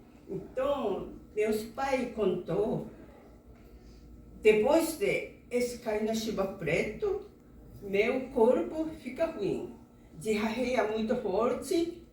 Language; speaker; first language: Portuguese; non-native, learner; Japanese